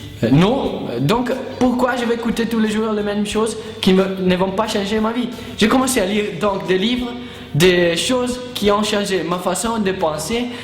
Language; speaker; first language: French; non-native, learner; Italian